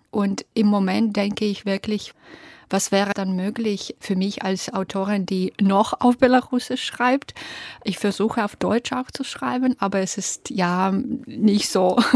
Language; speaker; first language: German; non-native, fluent; Belarusian